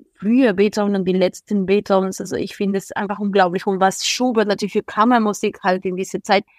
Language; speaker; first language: German; non-native, fluent; Spanish